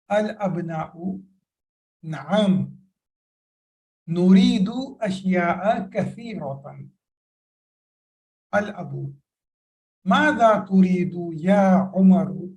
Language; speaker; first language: Arabic; non-native, fluent; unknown